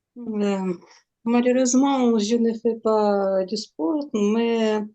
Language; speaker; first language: French; non-native, learner; Ukrainian